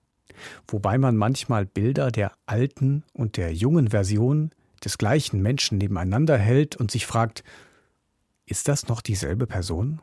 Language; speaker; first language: German; native; German